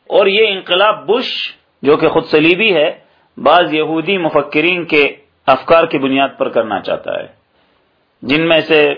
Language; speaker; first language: Urdu; native; Urdu